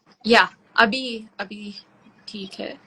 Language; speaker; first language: Hindi; non-native, local second language; Tulu